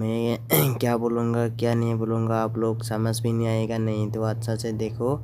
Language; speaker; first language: Hindi; non-native, local second language; Assamese